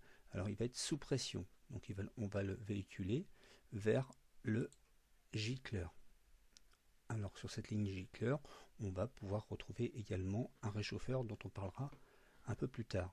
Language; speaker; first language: French; native; French